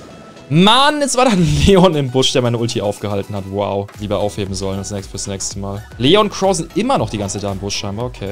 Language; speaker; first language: German; native; German